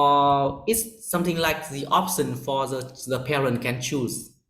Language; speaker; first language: English; non-native, learner; Vietnamese